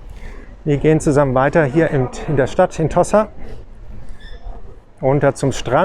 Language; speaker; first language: German; native; German